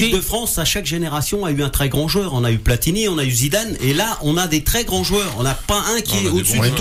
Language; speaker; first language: French; native; French